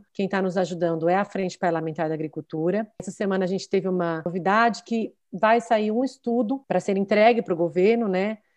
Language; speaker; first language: Portuguese; native; Portuguese